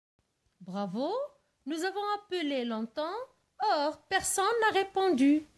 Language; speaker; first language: French; non-native, local second language; Arabic